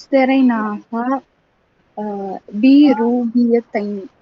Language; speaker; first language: Arabic; non-native, learner; Tamil